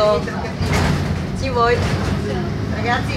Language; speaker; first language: Italian; non-native, learner; French